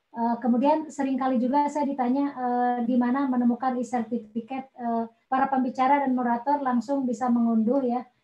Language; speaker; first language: Indonesian; non-native, local second language; Sundanese